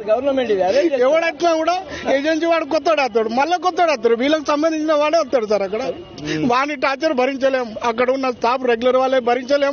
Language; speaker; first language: Telugu; native; Telugu